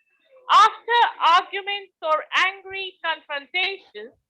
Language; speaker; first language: English; non-native, learner; Italian